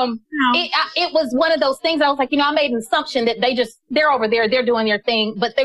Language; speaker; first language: English; native; English